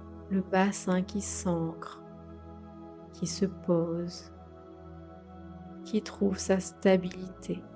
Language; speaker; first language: French; native; French